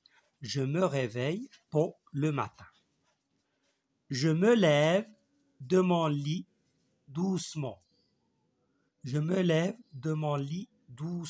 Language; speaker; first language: French; non-native, local second language; Arabic